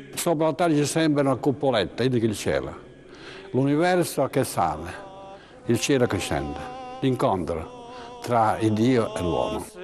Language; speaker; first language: Italian; non-native, local second language; Albanian